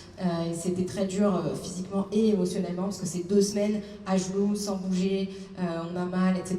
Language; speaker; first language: French; native; French